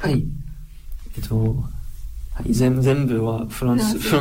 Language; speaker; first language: Japanese; non-native, learner; French